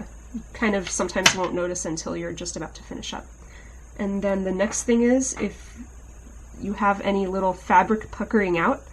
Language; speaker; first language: English; native; English